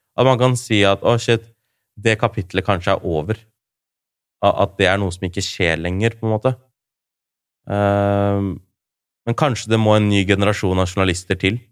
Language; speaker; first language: Norwegian; early bilingual, other home language; Urdu